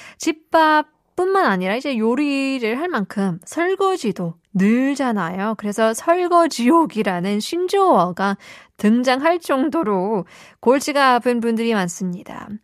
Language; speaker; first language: Korean; native; Korean